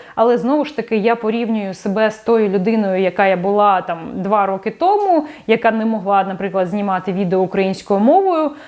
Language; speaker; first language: Ukrainian; non-native, local second language; Russian